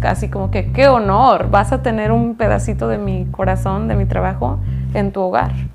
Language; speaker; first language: Spanish; early bilingual, heritage; Spanish